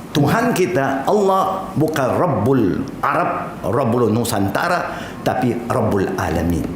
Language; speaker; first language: Malay; non-native, local second language; Chinese